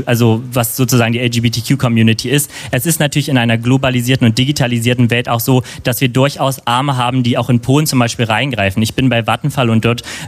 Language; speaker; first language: German; native; German